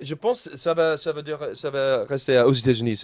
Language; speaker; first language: French; non-native, learner; English